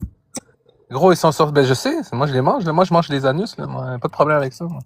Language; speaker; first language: French; native; French